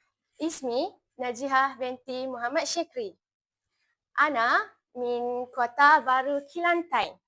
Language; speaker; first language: Arabic; non-native, learner; Malay